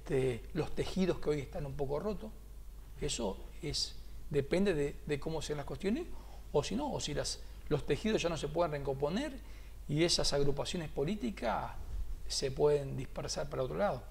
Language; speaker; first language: Spanish; native; Spanish